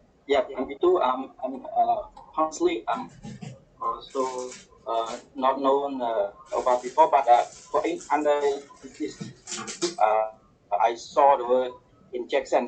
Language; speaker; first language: English; non-native, learner; Khmer